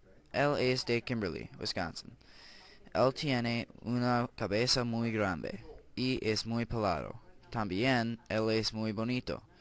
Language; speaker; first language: Spanish; non-native, learner; English